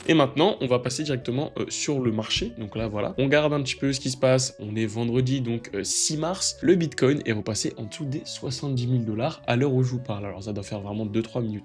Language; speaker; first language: French; native; French